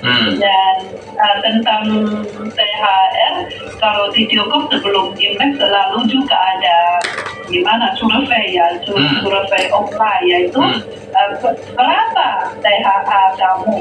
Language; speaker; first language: Indonesian; non-native, fluent; Chinese